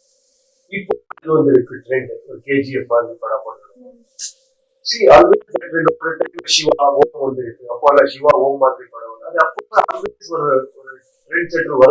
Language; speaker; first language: Tamil; non-native, learner; Kannada